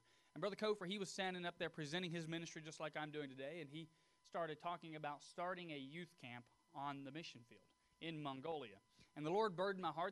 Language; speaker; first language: English; native; English